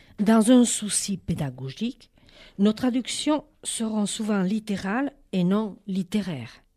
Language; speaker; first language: French; native; French